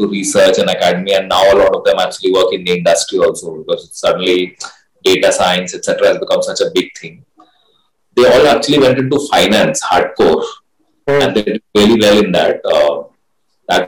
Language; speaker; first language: English; non-native, local second language; Hindi